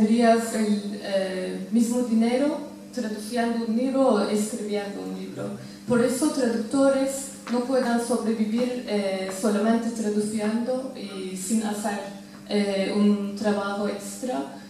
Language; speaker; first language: Spanish; non-native, fluent; Turkish